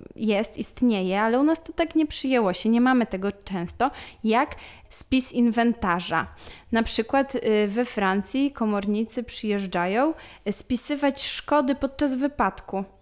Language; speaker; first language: Polish; native; Polish